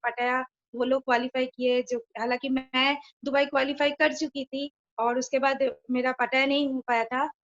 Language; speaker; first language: Hindi; non-native, local second language; Bangla